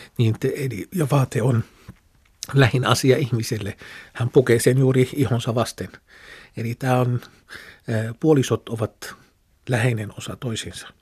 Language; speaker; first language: Finnish; non-native, fluent; Arabic